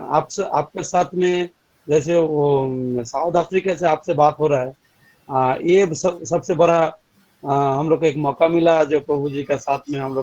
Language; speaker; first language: Hindi; non-native, local second language; Bangla